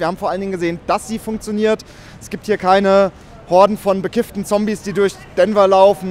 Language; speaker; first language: German; native; German